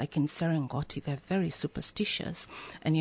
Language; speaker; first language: English; non-native, local second language; Swahili